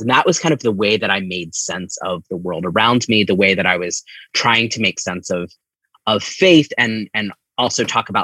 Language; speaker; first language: English; native; English